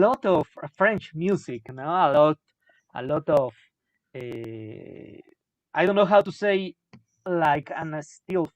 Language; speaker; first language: English; non-native, local second language; Spanish